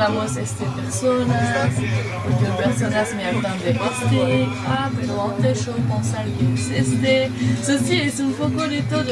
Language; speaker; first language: Spanish; non-native, learner; French